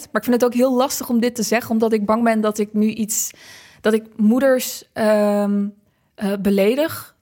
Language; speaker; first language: Dutch; native; Dutch